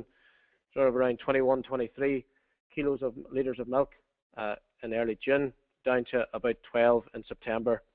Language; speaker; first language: English; native; English